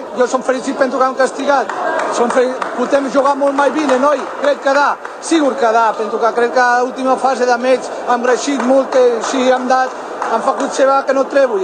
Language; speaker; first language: Romanian; non-native, learner; Spanish